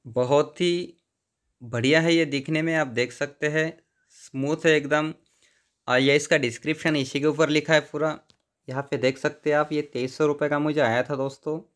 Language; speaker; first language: Hindi; non-native, local second language; Marathi